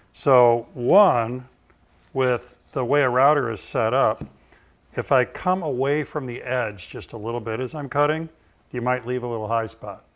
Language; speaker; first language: English; native; English